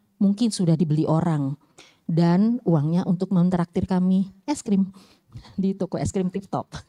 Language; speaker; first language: Indonesian; native; Indonesian